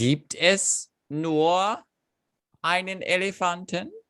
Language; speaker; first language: German; non-native, fluent; English